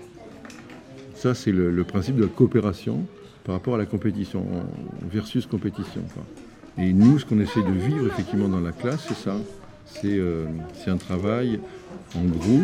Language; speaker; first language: French; native; French